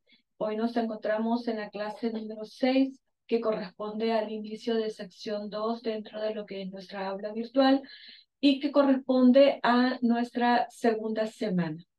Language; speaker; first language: Spanish; native; Spanish